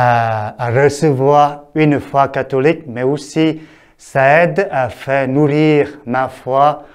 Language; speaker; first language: French; non-native, fluent; Vietnamese